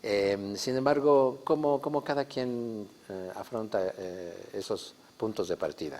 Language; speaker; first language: Spanish; native; Spanish